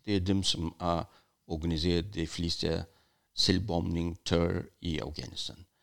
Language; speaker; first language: Danish; non-native, fluent; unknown